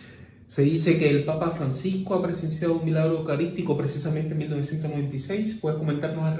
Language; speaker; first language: Spanish; native; Spanish